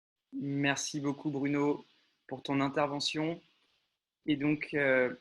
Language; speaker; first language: French; native; French